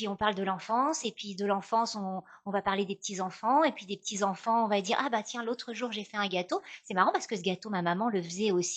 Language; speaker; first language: French; native; French